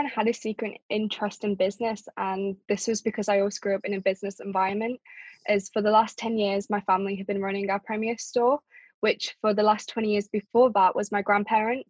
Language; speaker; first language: English; native; English